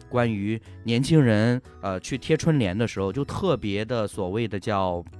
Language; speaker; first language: Chinese; native; Chinese